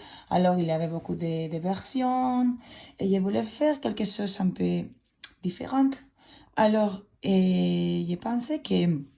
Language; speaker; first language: French; non-native, fluent; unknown